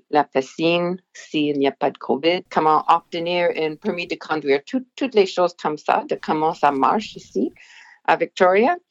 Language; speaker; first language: French; non-native, local second language; English